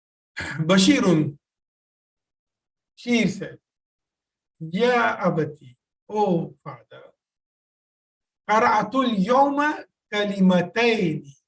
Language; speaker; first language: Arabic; non-native, fluent; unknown